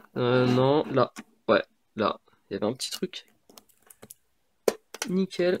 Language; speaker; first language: French; native; French